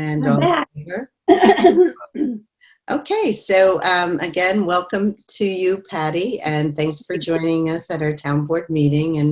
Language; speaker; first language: English; native; English